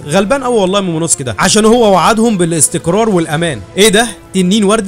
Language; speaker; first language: Arabic; native; Arabic